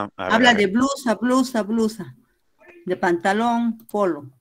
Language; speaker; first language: Spanish; native; Spanish